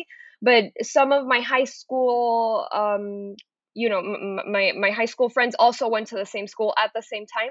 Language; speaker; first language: English; non-native, fluent; Spanish